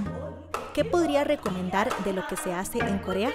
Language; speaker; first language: Spanish; native; Spanish